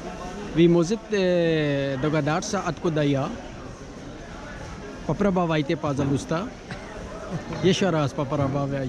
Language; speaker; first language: Russian; non-native, learner; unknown